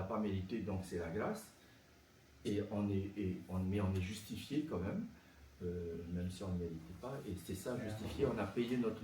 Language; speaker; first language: French; native; French